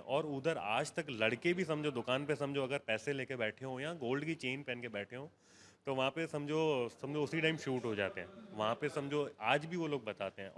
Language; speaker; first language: Hindi; non-native, local second language; Gujarati